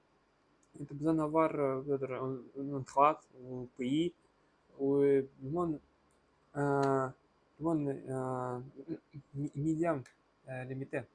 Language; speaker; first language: French; non-native, learner; Russian